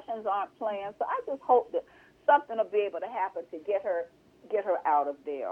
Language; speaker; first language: English; native; English